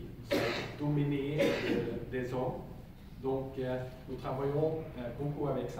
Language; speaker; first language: French; non-native, learner; Swedish